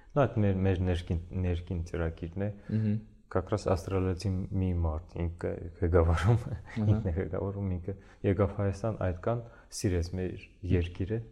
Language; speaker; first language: Armenian; early bilingual, heritage; Armenian